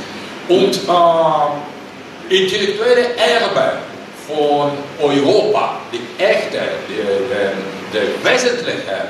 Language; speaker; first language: German; non-native, learner; Russian